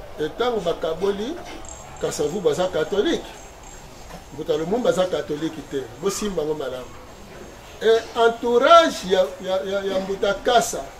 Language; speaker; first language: Lingala; native; Lingala